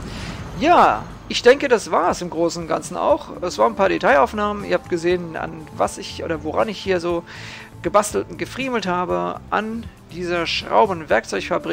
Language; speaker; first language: German; native; German